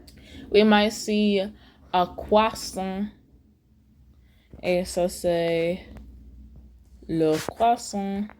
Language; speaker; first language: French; non-native, learner; English